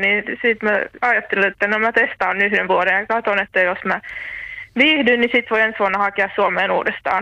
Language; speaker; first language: Finnish; native; Finnish